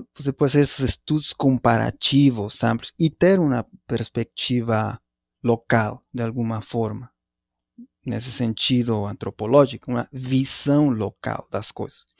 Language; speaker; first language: Portuguese; non-native, fluent; Spanish